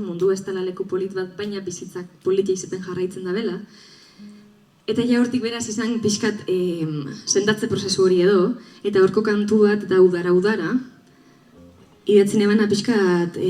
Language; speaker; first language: Basque; native; Basque